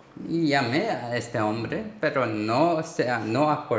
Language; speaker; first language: Spanish; non-native, learner; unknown